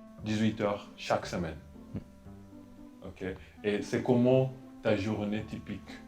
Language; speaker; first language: French; non-native, fluent; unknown